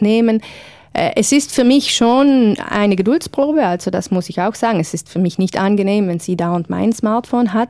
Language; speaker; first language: German; native; German